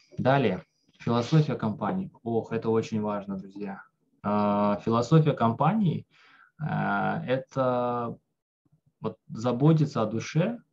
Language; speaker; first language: Russian; native; Russian